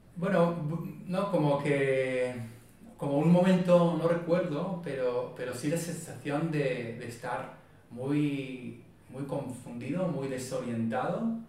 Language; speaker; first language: Spanish; non-native, fluent; Hebrew